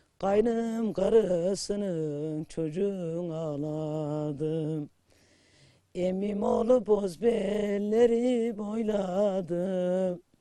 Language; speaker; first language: Turkish; native; Turkish